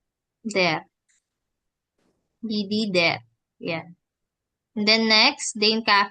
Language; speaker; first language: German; non-native, fluent; Filipino